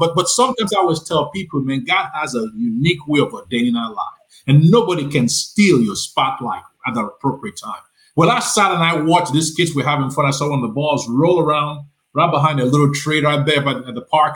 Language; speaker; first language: English; non-native, local second language; Yoruba